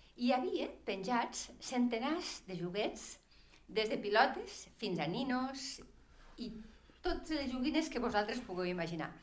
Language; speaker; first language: Catalan; native; Catalan